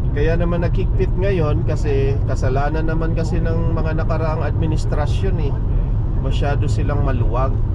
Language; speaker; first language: Filipino; native; Filipino